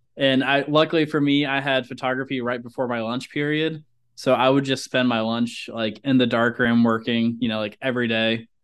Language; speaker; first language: English; native; English